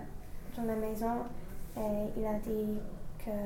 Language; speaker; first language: French; non-native, learner; English